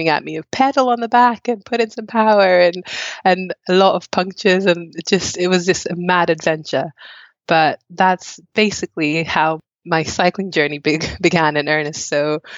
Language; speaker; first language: English; non-native, local second language; Nyanja